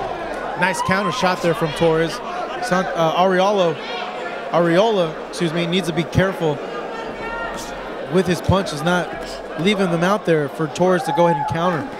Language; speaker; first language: English; native; English